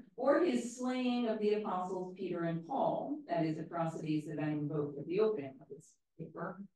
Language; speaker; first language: English; native; English